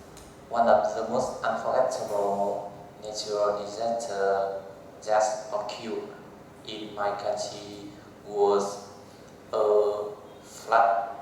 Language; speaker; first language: English; non-native, learner; Vietnamese